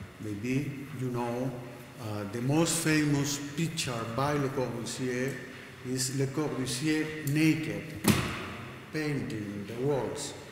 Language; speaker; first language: English; non-native, learner; Spanish